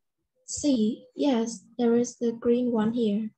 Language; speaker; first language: English; non-native, learner; Vietnamese